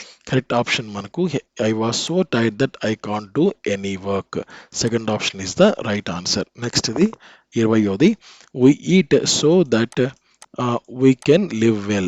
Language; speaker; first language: English; non-native, local second language; Telugu